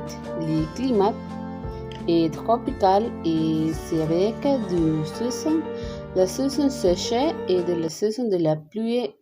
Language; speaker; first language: French; non-native, learner; Spanish